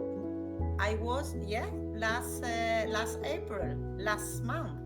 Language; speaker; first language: English; non-native, learner; Spanish